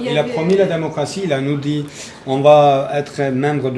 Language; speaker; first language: French; non-native, learner; Kurdish